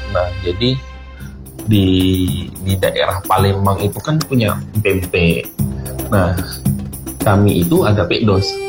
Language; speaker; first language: Indonesian; native; Indonesian